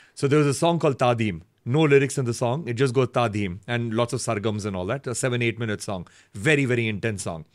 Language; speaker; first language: English; native; English